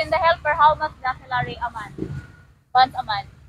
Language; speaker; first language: English; non-native, learner; Cebuano